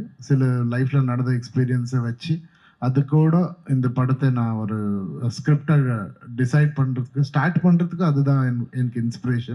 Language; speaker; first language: Tamil; non-native, fluent; Kannada